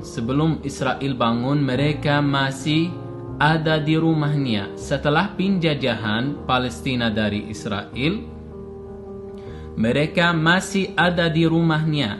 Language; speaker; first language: Indonesian; non-native, learner; Arabic